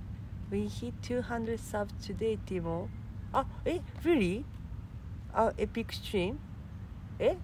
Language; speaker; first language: English; non-native, fluent; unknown